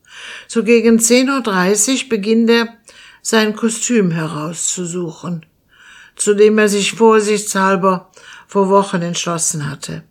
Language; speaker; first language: German; native; German